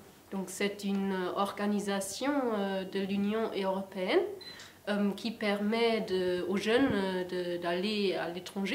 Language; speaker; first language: French; non-native, fluent; German